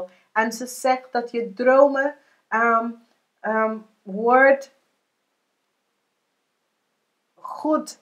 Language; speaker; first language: Dutch; non-native, learner; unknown